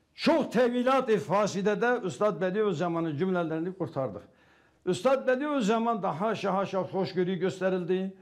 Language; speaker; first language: Turkish; non-native, local second language; Kurdish